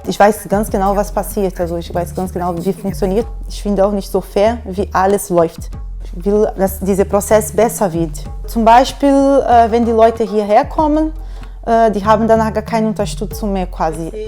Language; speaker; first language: German; non-native, fluent; Portuguese